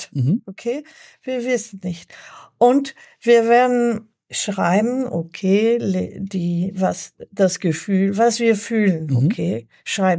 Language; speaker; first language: German; non-native, learner; French